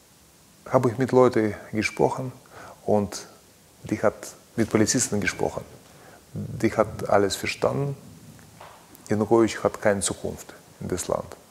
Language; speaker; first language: German; non-native, learner; Russian